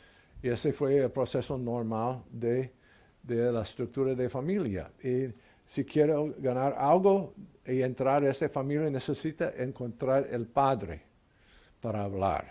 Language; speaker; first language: Spanish; non-native, learner; English